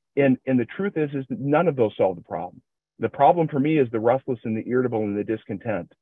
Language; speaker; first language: English; native; English